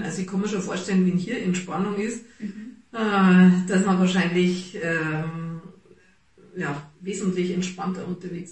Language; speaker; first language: German; native; German